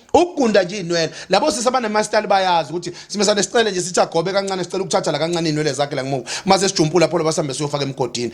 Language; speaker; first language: Zulu; native; Zulu